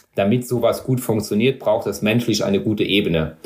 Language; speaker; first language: German; non-native, local second language; Luxembourgish